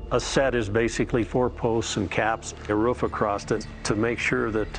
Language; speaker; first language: English; native; English